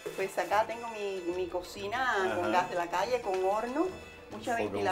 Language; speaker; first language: Portuguese; non-native, learner; Spanish